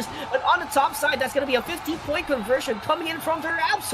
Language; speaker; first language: English; non-native, local second language; Filipino